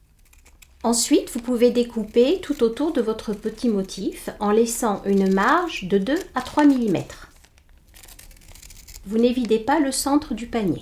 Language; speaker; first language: French; native; French